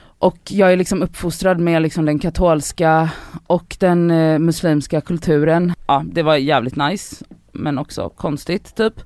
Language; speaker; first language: Swedish; early bilingual, other home language; Polish